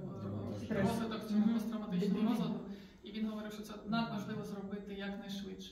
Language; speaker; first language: Ukrainian; native; Ukrainian